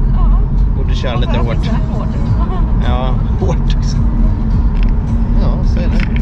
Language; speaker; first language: Swedish; native; Swedish